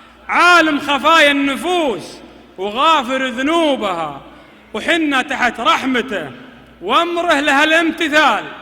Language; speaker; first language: Arabic; native; Arabic